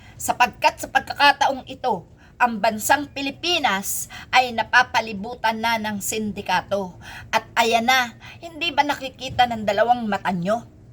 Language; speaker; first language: Filipino; native; Filipino